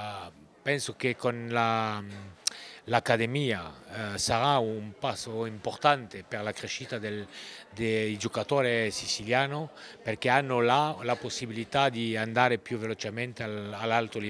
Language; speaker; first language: Italian; non-native, fluent; French